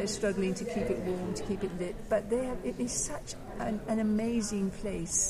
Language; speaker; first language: English; native; English